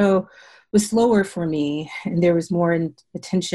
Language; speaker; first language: English; native; English